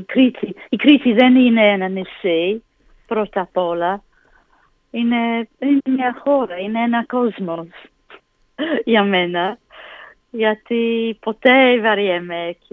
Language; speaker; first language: Greek; non-native, learner; English